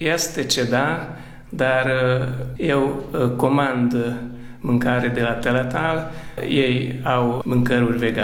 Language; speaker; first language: Romanian; early bilingual, heritage; Romanian